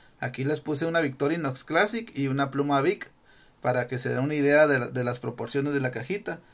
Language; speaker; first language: Spanish; native; Spanish